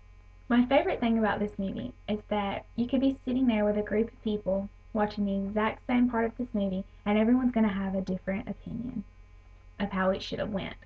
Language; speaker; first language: English; native; English